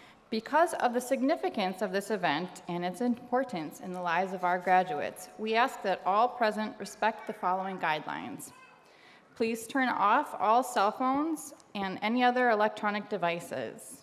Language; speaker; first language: English; native; English